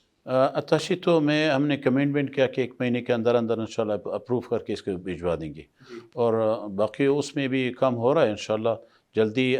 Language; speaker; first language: Hindi; non-native, fluent; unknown